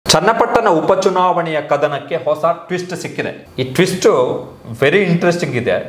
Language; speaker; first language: Kannada; native; Kannada